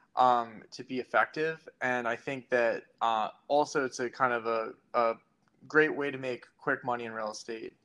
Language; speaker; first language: English; native; English